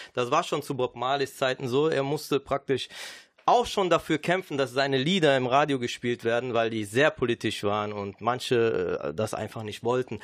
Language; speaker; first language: German; native; German